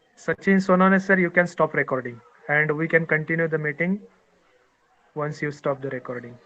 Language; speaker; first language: English; non-native, local second language; Marathi